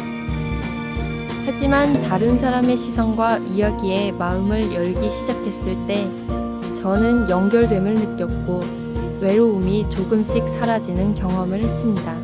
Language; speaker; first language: Korean; non-native, fluent; Vietnamese